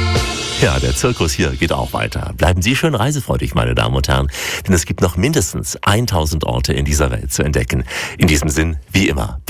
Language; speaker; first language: German; native; German